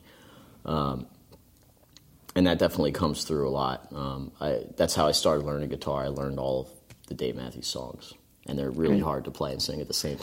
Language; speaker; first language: English; native; English